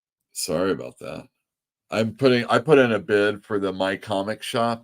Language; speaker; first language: English; native; English